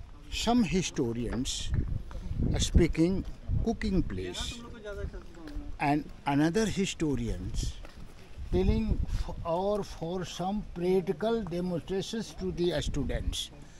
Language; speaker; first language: English; non-native, local second language; Hindi